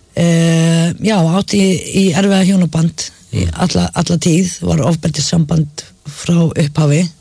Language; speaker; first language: Icelandic; non-native, fluent; Arabic